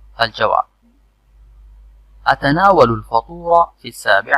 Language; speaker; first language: Arabic; non-native, fluent; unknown